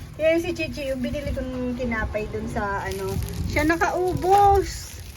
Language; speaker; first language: Filipino; native; Filipino